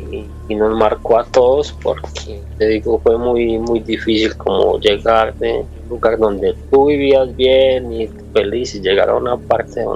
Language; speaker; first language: Spanish; native; Spanish